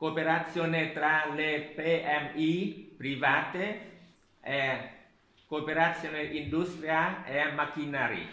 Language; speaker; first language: Italian; non-native, learner; Vietnamese